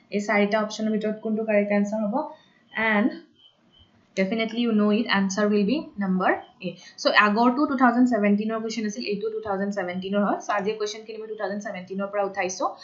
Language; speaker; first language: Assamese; native; Assamese